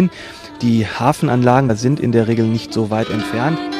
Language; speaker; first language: German; native; German